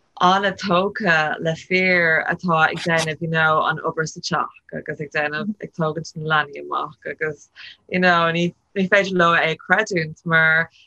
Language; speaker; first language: Irish; non-native, local second language; English